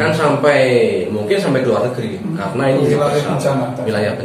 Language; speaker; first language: Indonesian; native; Indonesian